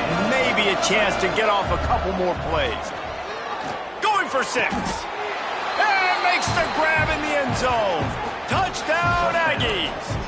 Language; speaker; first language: English; native; English